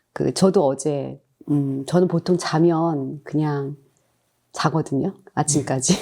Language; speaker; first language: Korean; native; Korean